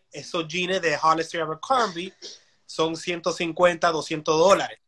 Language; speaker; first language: Spanish; early bilingual, heritage; Spanish